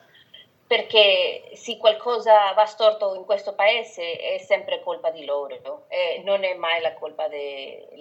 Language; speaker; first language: Italian; non-native, fluent; Spanish